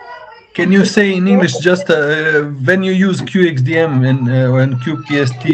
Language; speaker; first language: English; non-native, learner; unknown